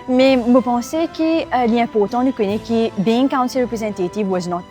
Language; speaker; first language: French; non-native, local second language; Morisyen